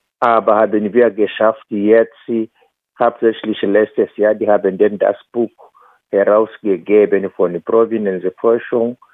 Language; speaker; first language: German; non-native, fluent; Swahili